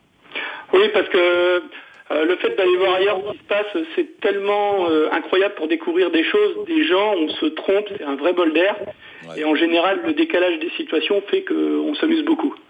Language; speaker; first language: French; native; French